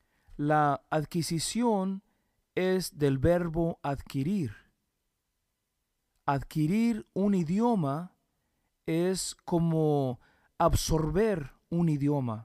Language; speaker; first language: Spanish; early bilingual, heritage; Spanish